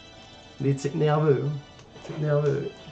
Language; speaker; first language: French; native; French